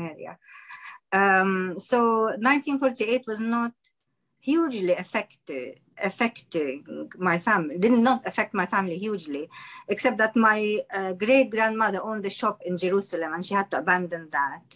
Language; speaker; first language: English; non-native, fluent; Arabic